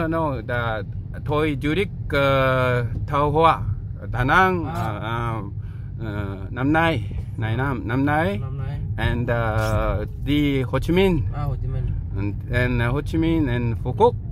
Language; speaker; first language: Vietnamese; non-native, learner; Korean